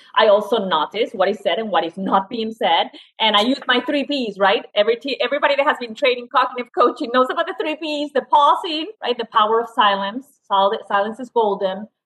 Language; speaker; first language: English; non-native, fluent; Spanish